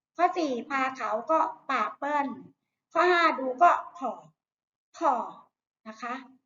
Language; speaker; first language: Thai; native; Thai